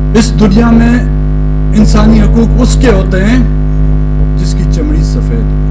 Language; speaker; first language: Urdu; non-native, local second language; Brahui